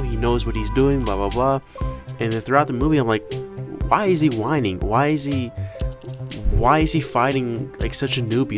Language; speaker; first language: English; native; English